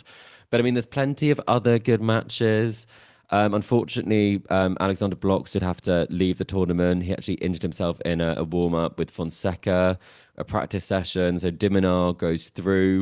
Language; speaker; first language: English; native; English